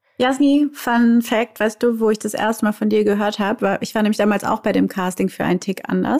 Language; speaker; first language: German; native; German